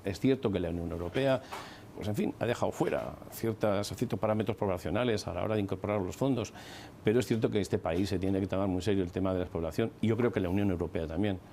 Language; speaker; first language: Spanish; native; Spanish